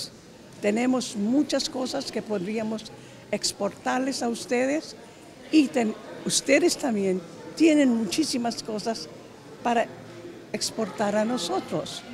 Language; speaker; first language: Spanish; non-native, fluent; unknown